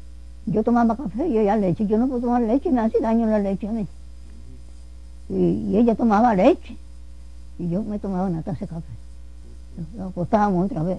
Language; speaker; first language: Spanish; native; Spanish